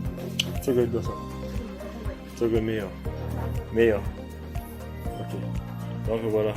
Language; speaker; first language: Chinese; non-native, learner; French